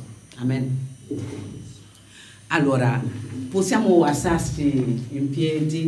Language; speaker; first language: Italian; non-native, fluent; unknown